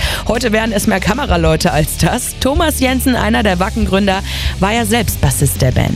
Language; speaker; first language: German; native; German